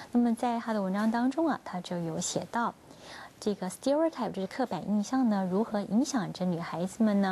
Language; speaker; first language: Chinese; native; Chinese